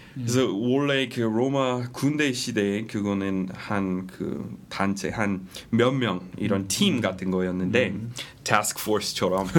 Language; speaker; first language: Korean; non-native, fluent; English